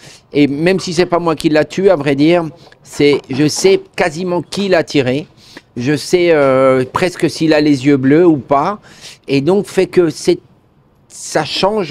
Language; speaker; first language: French; native; French